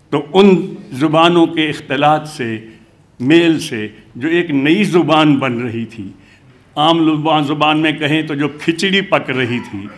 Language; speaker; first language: Urdu; non-native, local second language; Hindi